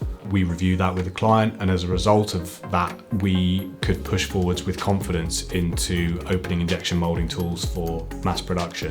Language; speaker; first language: English; native; English